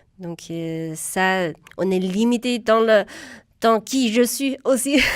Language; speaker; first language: French; non-native, fluent; Chinese